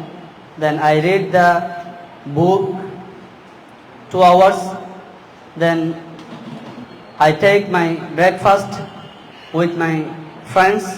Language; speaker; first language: English; non-native, learner; Bangla